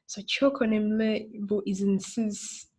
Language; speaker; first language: Turkish; non-native, learner; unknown